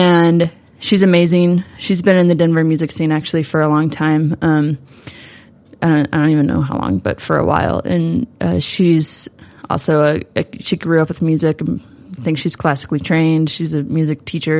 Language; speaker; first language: English; native; English